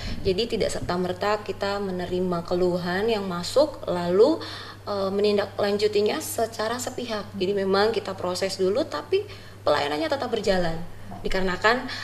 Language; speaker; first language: Indonesian; native; Indonesian